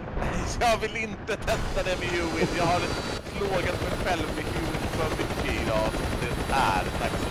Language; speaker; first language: Swedish; native; Swedish